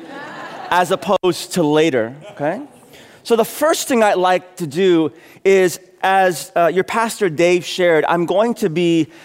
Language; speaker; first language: English; native; English